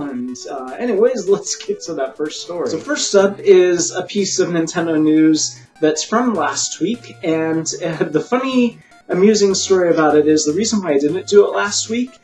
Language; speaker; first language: English; native; English